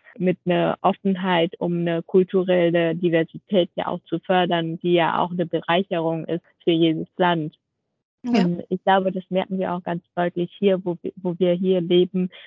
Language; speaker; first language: German; non-native, fluent; Vietnamese